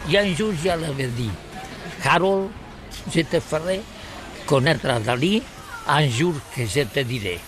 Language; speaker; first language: French; non-native, learner; Catalan